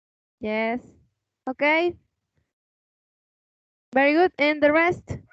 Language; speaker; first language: English; non-native, fluent; Spanish